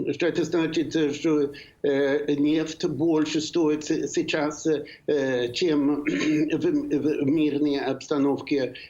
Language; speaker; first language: Russian; non-native, fluent; Swedish